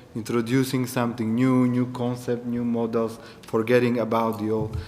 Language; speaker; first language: English; non-native, fluent; Macedonian